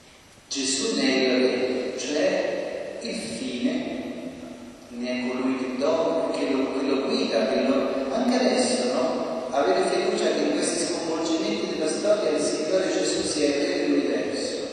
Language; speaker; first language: Italian; native; Italian